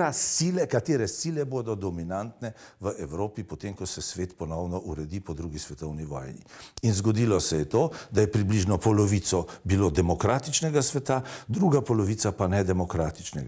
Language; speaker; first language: Slovenian; native; Slovenian